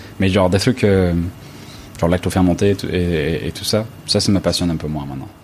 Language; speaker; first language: French; non-native, fluent; English